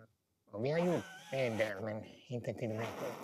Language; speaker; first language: Swedish; non-native, local second language; Finnish